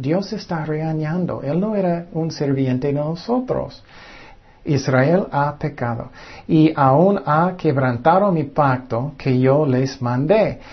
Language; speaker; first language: Spanish; non-native, fluent; English